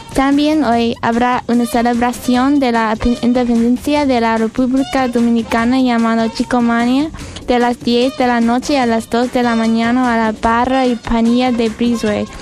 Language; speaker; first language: Spanish; non-native, learner; English